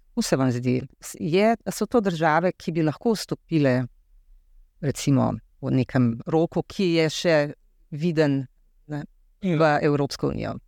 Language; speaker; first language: Slovenian; native; Slovenian